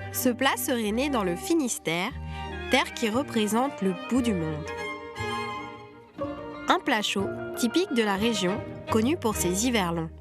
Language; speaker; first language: French; native; French